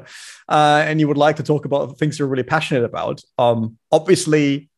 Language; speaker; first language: English; non-native, fluent; German